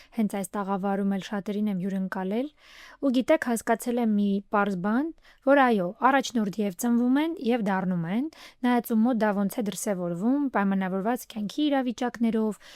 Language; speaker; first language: Armenian; native; Armenian